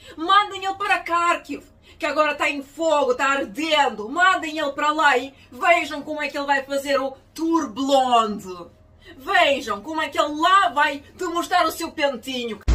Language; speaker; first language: Portuguese; non-native, fluent; Ukrainian